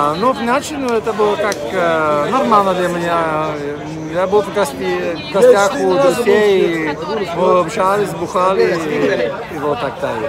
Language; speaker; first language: Russian; non-native, fluent; Swedish